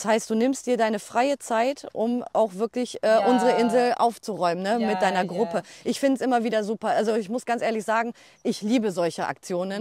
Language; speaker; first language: German; native; German